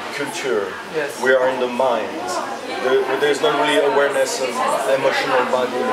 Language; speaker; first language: English; non-native, fluent; French